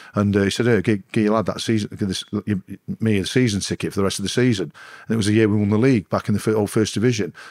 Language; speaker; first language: English; native; English